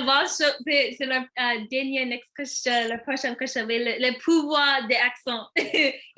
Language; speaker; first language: French; non-native, learner; English